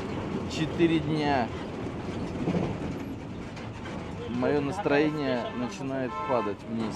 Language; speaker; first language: Russian; native; Russian